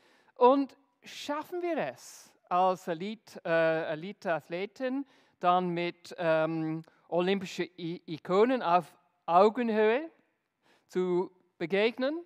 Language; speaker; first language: German; non-native, fluent; English